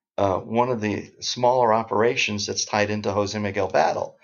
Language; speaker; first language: English; native; English